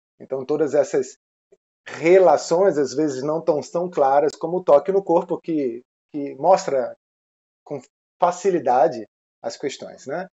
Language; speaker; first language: Portuguese; non-native, fluent; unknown